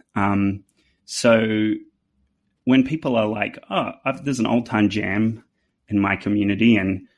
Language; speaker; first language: English; native; English